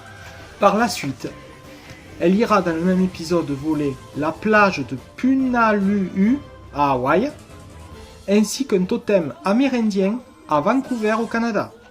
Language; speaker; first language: French; native; French